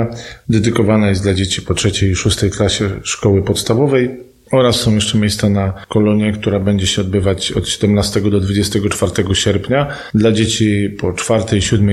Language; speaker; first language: Polish; native; Polish